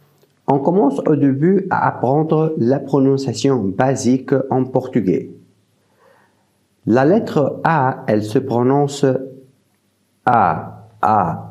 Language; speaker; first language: French; non-native, fluent; Portuguese